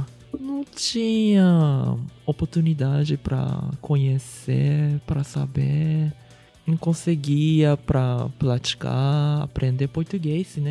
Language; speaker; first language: Portuguese; early bilingual, heritage; Japanese